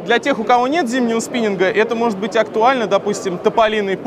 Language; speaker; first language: Russian; native; Russian